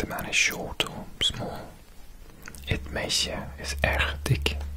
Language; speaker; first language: Dutch; non-native, learner; English